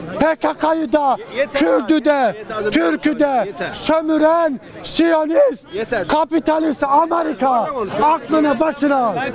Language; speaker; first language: Turkish; native; Turkish